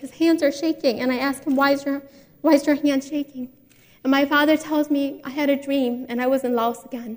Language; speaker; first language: English; native; English